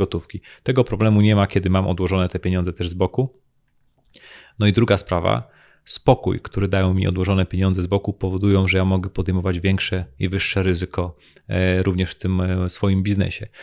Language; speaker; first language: Polish; native; Polish